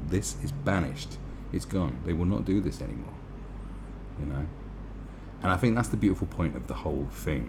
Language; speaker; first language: English; native; English